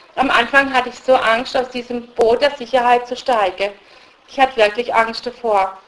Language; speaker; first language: German; early bilingual, other home language; Russian